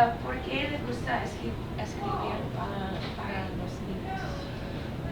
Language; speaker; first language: Spanish; non-native, learner; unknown